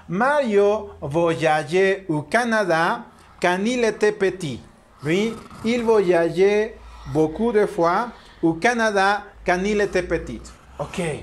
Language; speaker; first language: French; non-native, learner; Spanish